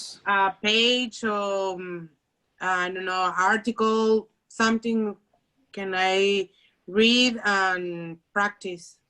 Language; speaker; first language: English; non-native, learner; Spanish